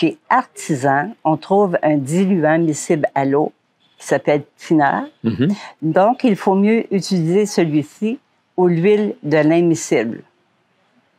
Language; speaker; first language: French; native; French